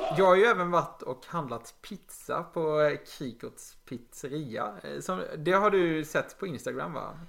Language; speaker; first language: Swedish; native; Swedish